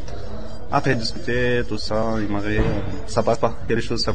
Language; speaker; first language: French; non-native, learner; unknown